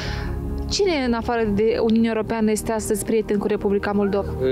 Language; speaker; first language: Romanian; native; Romanian